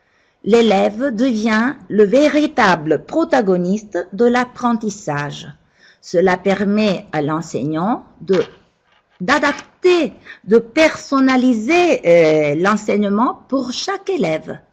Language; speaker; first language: French; non-native, fluent; Italian